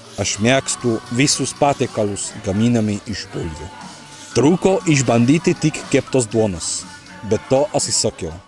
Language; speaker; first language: Lithuanian; non-native, learner; Czech